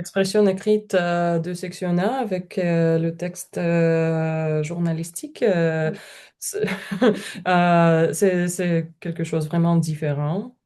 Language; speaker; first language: French; non-native, learner; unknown